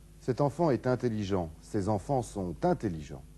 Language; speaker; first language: French; native; French